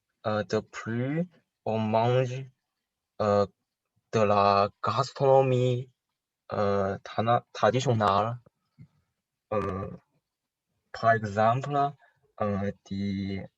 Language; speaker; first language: French; non-native, learner; Chinese